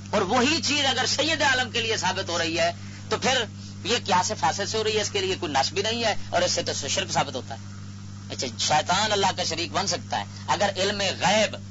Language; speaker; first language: Urdu; non-native, local second language; Punjabi